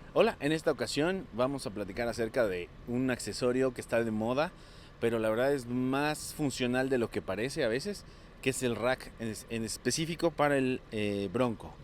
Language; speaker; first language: Spanish; native; Spanish